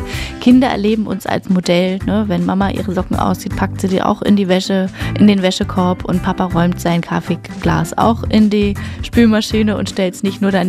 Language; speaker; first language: German; native; German